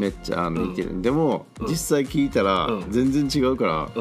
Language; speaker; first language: Japanese; native; Japanese